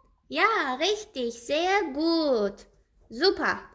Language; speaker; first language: German; non-native, learner; Azerbaijani